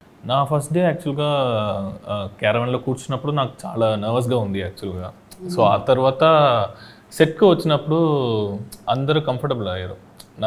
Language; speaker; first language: Telugu; non-native, learner; Tamil